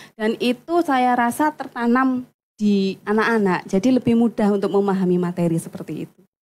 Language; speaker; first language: Indonesian; non-native, local second language; Javanese